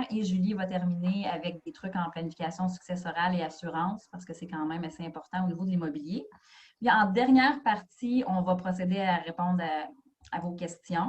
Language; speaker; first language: French; native; French